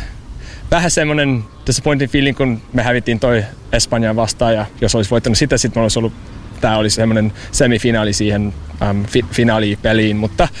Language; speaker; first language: Finnish; non-native, fluent; English